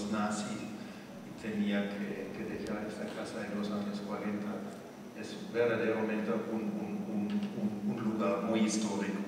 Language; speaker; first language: Spanish; non-native, fluent; German